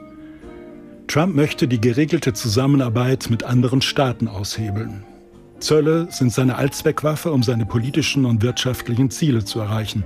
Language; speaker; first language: German; native; German